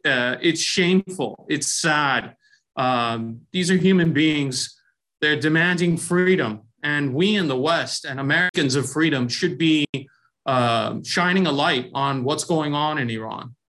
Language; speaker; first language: English; early bilingual, other home language; Persian